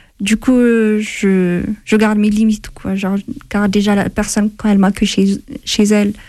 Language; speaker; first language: French; non-native, fluent; Amharic